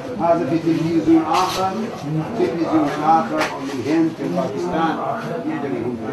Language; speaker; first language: Arabic; non-native, learner; Urdu